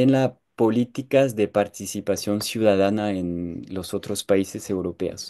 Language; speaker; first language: Spanish; non-native, fluent; French